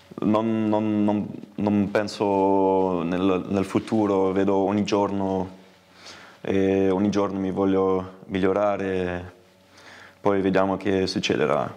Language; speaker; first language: Italian; non-native, fluent; Dutch